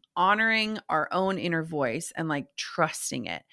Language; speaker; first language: English; native; English